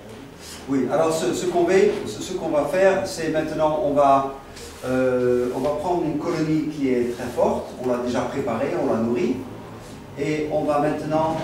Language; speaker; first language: French; non-native, fluent; Dutch